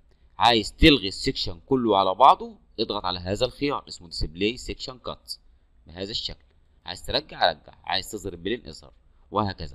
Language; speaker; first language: Arabic; native; Arabic